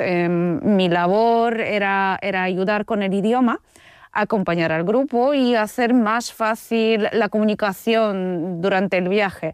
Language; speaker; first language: Spanish; non-native, fluent; Polish